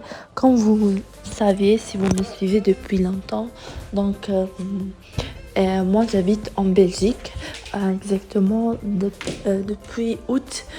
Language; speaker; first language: French; non-native, fluent; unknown